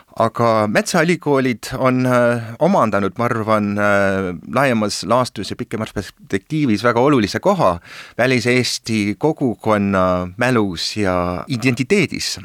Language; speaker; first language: Estonian; early bilingual, heritage; Estonian